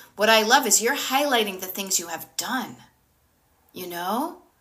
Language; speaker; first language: English; native; English